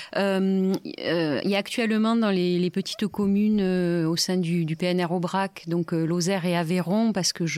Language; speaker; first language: French; native; French